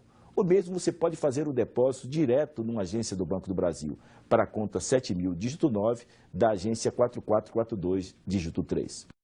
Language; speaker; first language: Portuguese; native; Portuguese